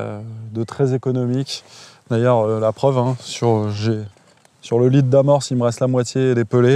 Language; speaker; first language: French; native; French